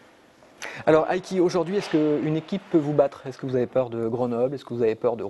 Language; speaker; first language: French; native; French